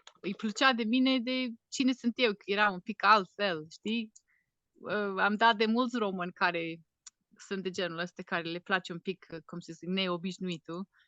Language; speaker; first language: Romanian; non-native, fluent; English